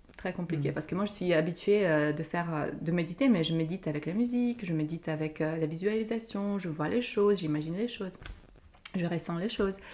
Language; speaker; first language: French; non-native, fluent; Ukrainian